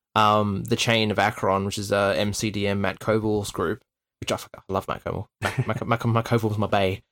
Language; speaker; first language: English; native; English